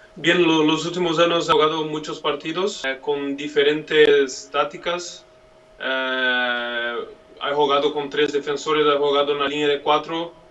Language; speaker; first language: Spanish; non-native, learner; Portuguese